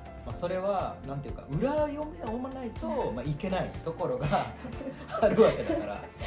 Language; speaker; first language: Japanese; non-native, fluent; Bangla